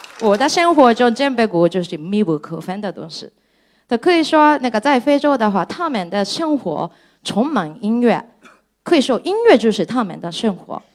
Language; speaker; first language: Chinese; non-native, fluent; Japanese